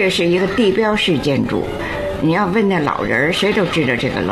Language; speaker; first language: Chinese; native; Chinese